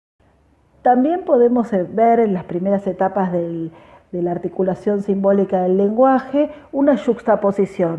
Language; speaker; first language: Spanish; native; Spanish